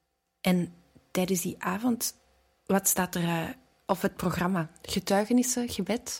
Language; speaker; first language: Dutch; native; Dutch